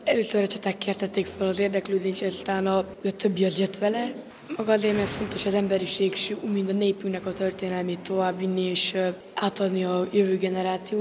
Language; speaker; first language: Hungarian; native; Hungarian